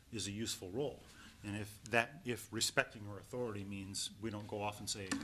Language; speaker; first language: English; native; English